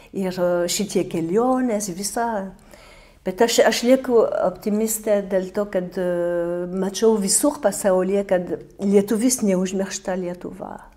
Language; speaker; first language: Lithuanian; early bilingual, heritage; French